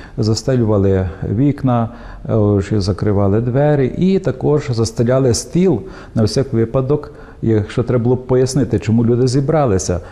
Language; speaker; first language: Ukrainian; native; Ukrainian